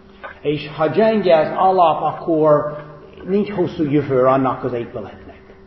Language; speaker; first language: Hungarian; non-native, fluent; English